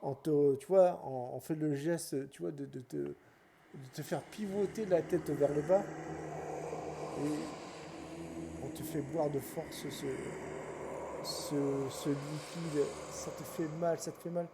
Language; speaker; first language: French; native; French